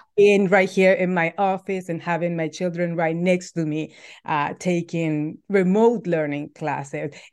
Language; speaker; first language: English; non-native, fluent; Spanish